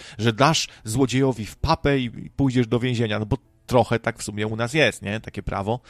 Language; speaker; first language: Polish; native; Polish